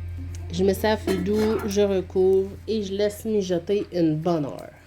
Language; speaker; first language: French; native; French